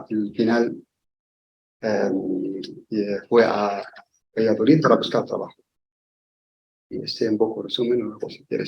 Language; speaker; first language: Spanish; non-native, learner; Arabic